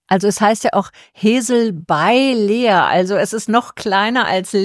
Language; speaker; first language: German; native; German